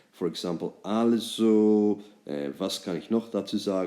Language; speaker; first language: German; non-native, fluent; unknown